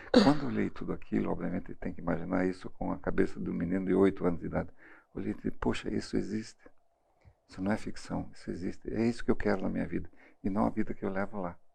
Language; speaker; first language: Portuguese; early bilingual, other home language; German